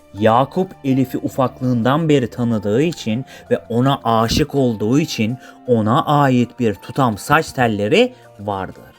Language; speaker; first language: Turkish; native; Turkish